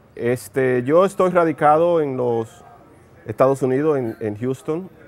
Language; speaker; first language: Spanish; native; Spanish